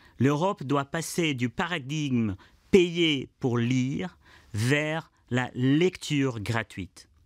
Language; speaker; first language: French; non-native, fluent; Portuguese